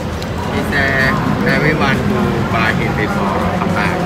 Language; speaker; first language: English; non-native, learner; Chinese